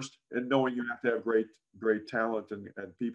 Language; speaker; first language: English; native; English